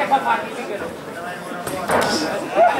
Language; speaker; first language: German; native; German